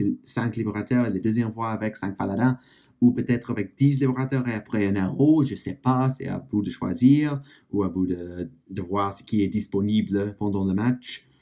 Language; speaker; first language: French; non-native, learner; English